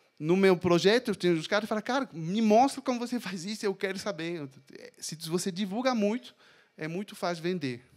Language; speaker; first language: Portuguese; non-native, fluent; French